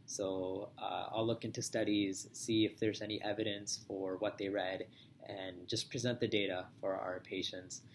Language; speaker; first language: English; native; English